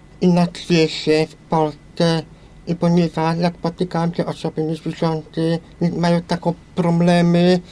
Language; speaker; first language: Polish; non-native, local second language; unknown